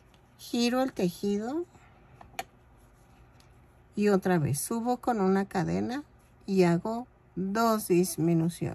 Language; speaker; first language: Spanish; native; Spanish